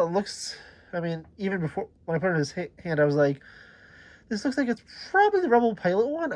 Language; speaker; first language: English; native; English